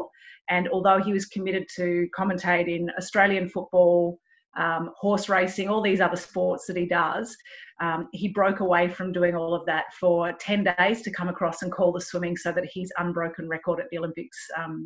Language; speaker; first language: English; native; English